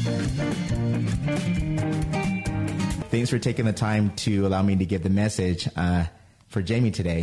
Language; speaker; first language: English; native; English